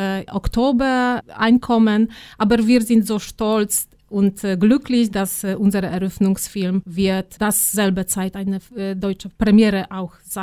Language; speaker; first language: German; non-native, fluent; Polish